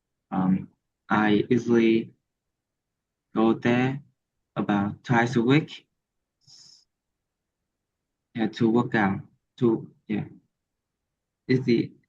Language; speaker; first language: English; non-native, learner; Vietnamese